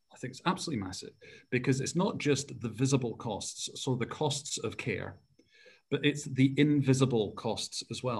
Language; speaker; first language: English; native; English